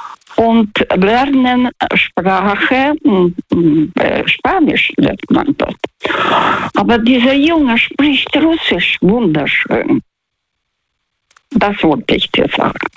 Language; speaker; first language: German; non-native, fluent; Russian